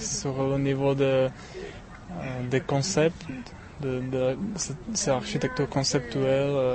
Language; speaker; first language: French; non-native, learner; Czech